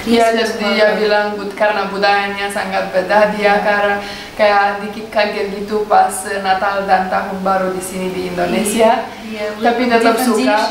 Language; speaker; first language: Indonesian; non-native, learner; Russian